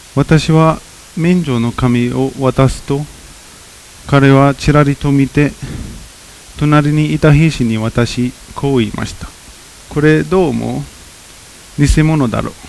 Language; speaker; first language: Japanese; non-native, fluent; Arabic